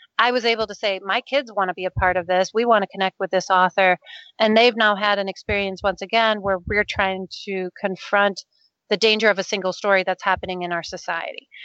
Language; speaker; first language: English; non-native, fluent; Danish